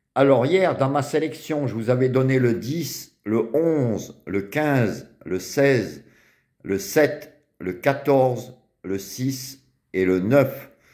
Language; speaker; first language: French; native; French